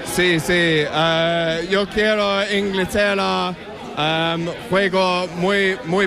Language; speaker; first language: Spanish; non-native, learner; English